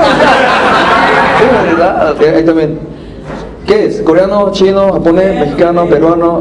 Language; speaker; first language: Spanish; non-native, fluent; Korean